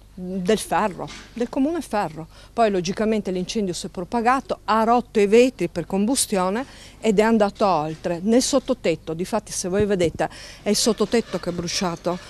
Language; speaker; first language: Italian; native; Italian